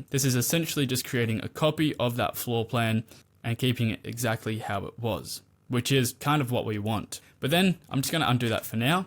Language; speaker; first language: English; native; English